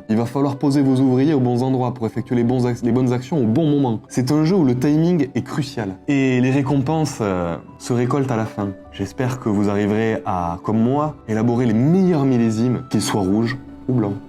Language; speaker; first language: French; native; French